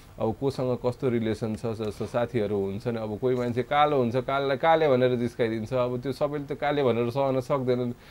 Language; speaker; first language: Nepali; non-native, local second language; Maithili